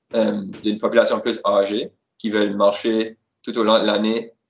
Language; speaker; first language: French; native; French